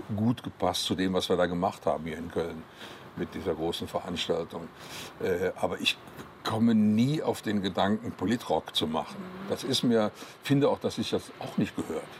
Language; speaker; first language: German; native; German